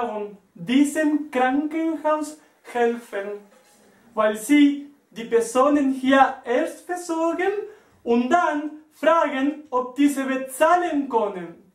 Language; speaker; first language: German; non-native, learner; Spanish